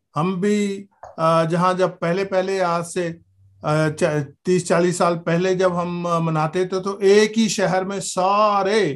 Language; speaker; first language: Hindi; native; Hindi